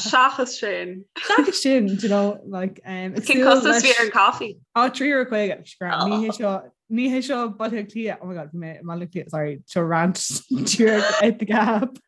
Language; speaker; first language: Irish; non-native, local second language; English